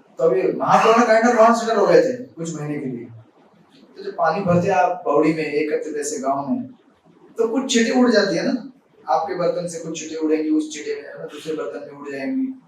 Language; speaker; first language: Hindi; native; Hindi